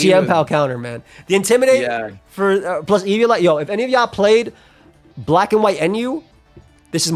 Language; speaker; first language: English; native; English